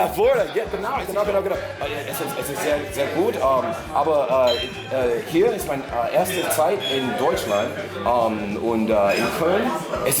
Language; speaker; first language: German; non-native, learner; English